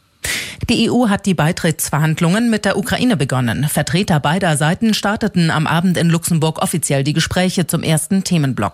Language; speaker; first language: German; native; German